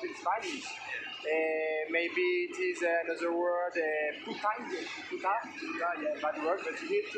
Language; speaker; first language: English; non-native, learner; French